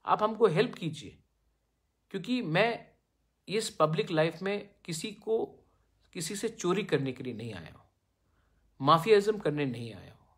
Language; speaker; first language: Hindi; non-native, local second language; Bangla